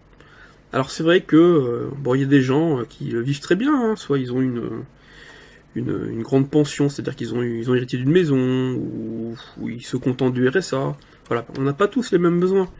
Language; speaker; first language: French; native; French